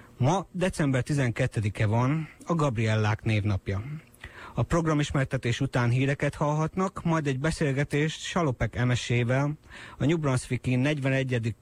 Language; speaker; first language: Hungarian; native; Hungarian